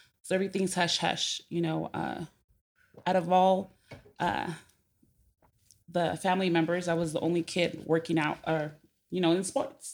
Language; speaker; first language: English; native; English